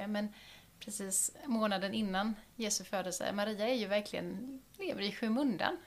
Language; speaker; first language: Swedish; native; Swedish